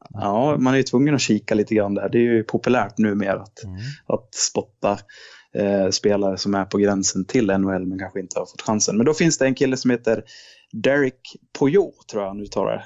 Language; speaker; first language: Swedish; native; Swedish